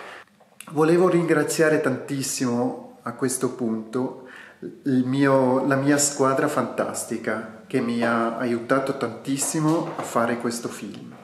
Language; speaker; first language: Italian; non-native, fluent; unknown